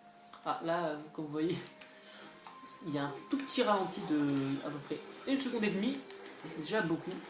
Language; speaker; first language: French; native; French